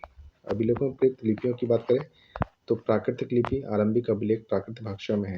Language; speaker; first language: Hindi; native; Hindi